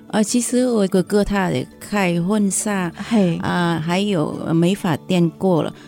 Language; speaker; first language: Chinese; non-native, learner; Vietnamese